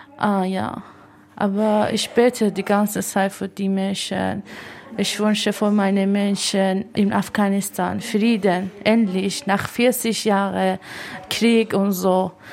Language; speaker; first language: German; non-native, learner; Persian